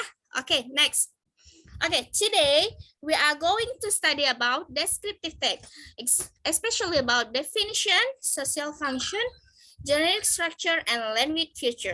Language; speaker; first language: English; non-native, fluent; Indonesian